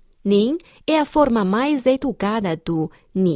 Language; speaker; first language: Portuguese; non-native, fluent; Chinese